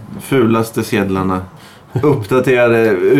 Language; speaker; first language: Swedish; native; Swedish